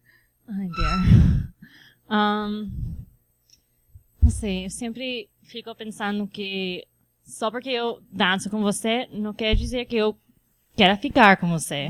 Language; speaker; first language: Portuguese; early bilingual, heritage; Portuguese